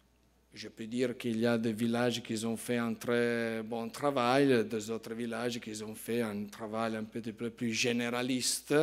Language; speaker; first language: French; non-native, fluent; Italian